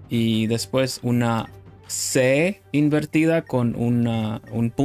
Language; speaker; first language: Spanish; non-native, learner; Dutch